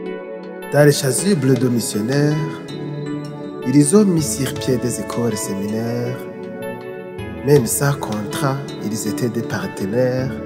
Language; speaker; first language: French; non-native, local second language; Rundi